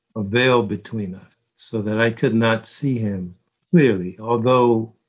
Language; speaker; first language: English; early bilingual, other home language; Korean